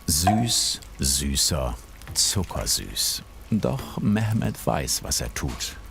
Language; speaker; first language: German; native; German